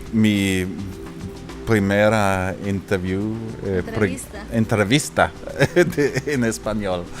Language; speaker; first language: Spanish; non-native, learner; Danish